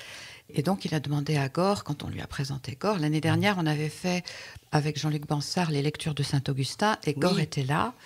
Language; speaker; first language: French; native; French